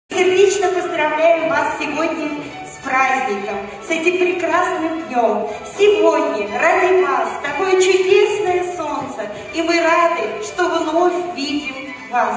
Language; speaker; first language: Russian; native; Russian